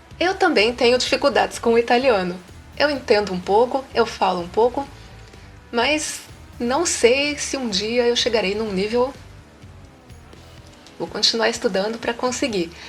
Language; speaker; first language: Portuguese; native; Portuguese